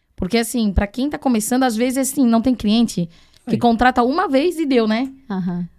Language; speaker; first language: Portuguese; non-native, fluent; Chinese